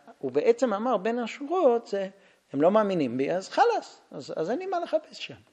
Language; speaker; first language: Hebrew; non-native, fluent; English